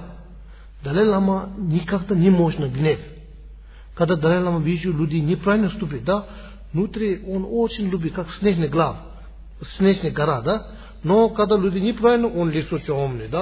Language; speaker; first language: Russian; non-native, learner; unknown